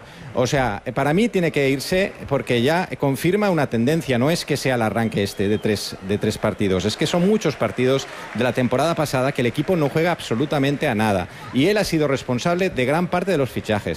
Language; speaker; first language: Spanish; native; Spanish